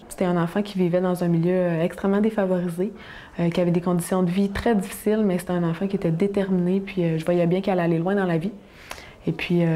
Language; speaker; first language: French; native; French